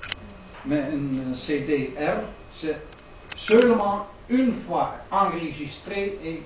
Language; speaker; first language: French; non-native, learner; Dutch